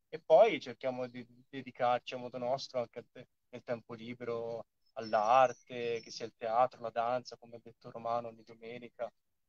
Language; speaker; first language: Italian; native; Italian